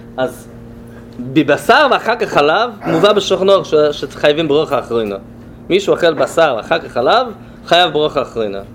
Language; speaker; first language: Hebrew; non-native, fluent; English